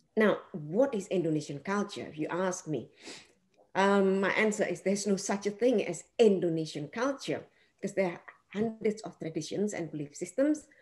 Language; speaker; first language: English; non-native, fluent; Indonesian